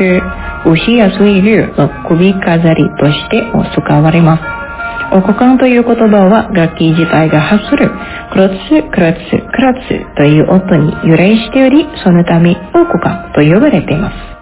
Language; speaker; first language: Japanese; non-native, fluent; Indonesian